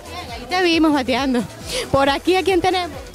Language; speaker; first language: Spanish; native; Spanish